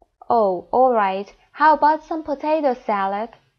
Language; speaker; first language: English; non-native, fluent; Persian